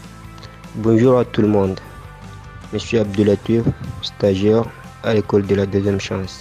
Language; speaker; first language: French; non-native, learner; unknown